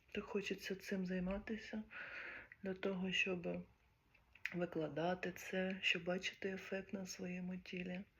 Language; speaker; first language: Ukrainian; native; Ukrainian